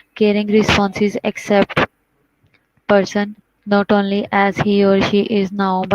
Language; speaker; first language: English; non-native, local second language; Urdu